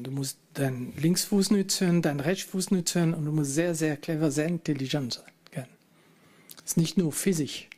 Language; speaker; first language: German; non-native, fluent; French